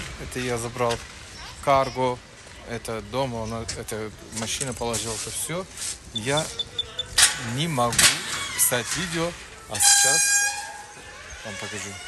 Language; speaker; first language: Russian; non-native, learner; Turkish